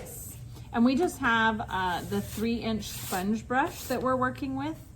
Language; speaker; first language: English; native; English